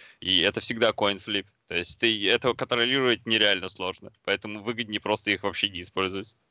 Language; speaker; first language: Russian; native; Russian